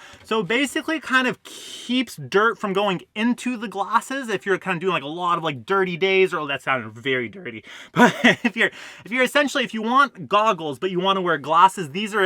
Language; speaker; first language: English; native; English